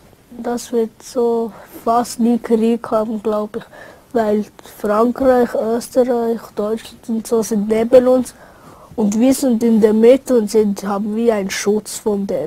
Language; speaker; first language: German; early bilingual, other home language; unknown